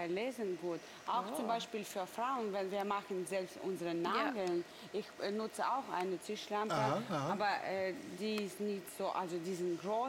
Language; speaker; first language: German; non-native, learner; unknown